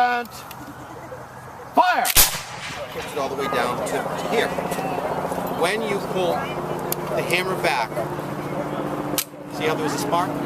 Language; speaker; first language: English; native; English